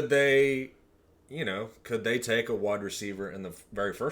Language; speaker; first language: English; native; English